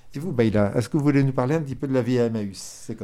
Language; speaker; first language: French; native; French